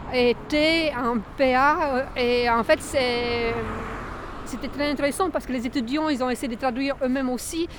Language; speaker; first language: French; non-native, fluent; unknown